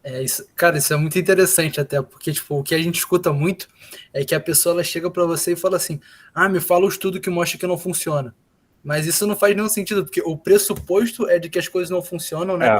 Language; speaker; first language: Portuguese; native; Portuguese